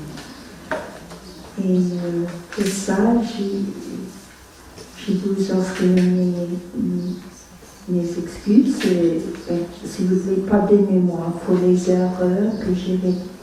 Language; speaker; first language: French; non-native, fluent; Vietnamese